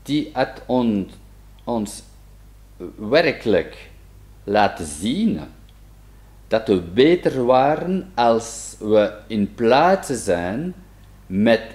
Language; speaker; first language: Dutch; non-native, fluent; French